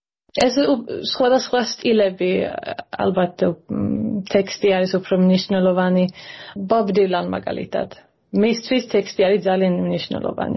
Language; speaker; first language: Georgian; early bilingual, heritage; Georgian